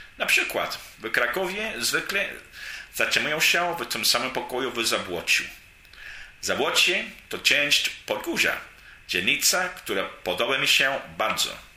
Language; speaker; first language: Polish; non-native, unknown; English